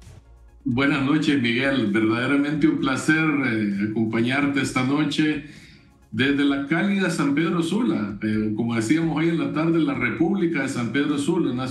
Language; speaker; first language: Spanish; native; Spanish